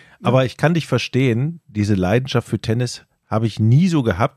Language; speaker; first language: German; native; German